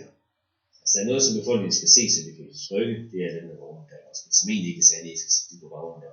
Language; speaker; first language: Danish; native; Danish